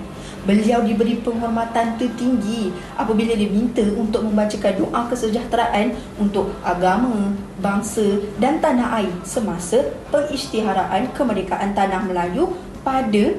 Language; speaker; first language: Malay; native; Malay